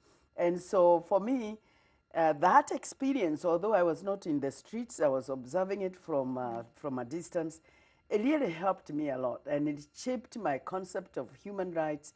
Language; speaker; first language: English; non-native, local second language; Kikuyu